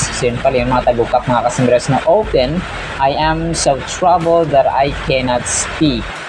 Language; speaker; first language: Filipino; native; Filipino